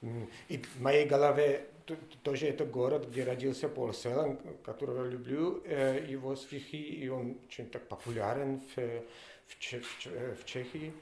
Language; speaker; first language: Russian; non-native, learner; Czech